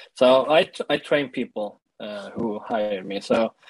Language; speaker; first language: English; early bilingual, other home language; Swedish